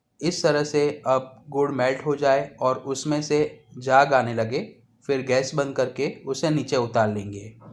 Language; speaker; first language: Hindi; non-native, local second language; Gujarati